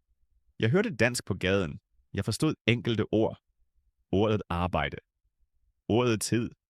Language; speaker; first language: Danish; non-native, fluent; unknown